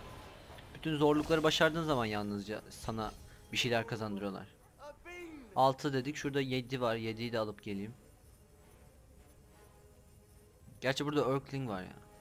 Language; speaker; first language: Turkish; native; Turkish